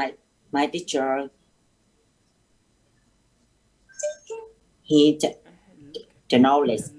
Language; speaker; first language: English; non-native, learner; Vietnamese